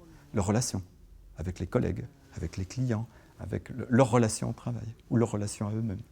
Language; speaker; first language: French; native; French